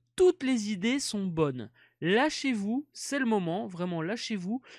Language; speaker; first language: French; native; French